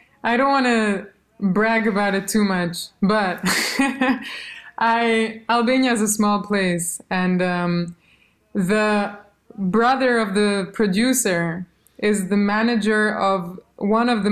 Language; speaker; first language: English; non-native, fluent; Albanian